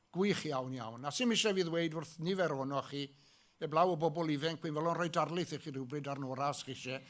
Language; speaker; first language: Welsh; native; Welsh